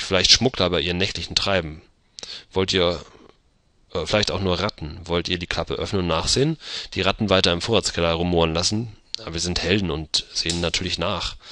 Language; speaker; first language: German; native; German